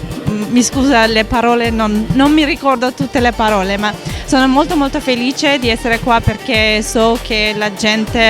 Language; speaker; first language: Italian; non-native, learner; Armenian